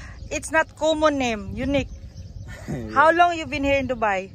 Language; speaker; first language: English; non-native, local second language; Cebuano